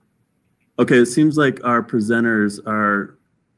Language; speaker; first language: English; native; English